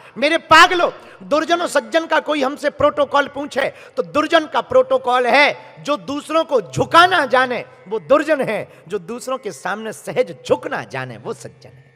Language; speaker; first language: Hindi; native; Hindi